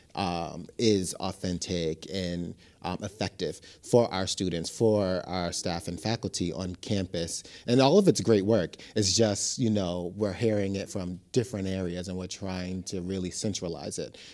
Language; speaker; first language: English; native; English